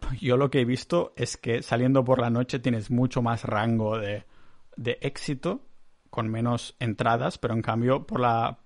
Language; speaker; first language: Spanish; native; Spanish